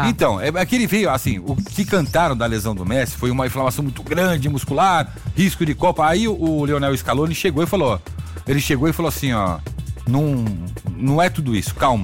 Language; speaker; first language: Portuguese; native; Portuguese